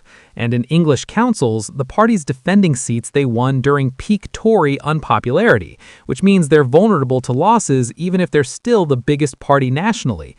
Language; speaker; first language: English; native; English